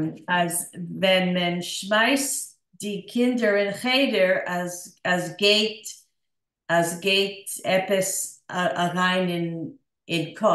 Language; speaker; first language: German; non-native, learner; English